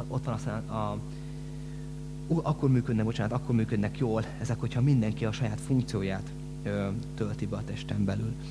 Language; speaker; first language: Hungarian; native; Hungarian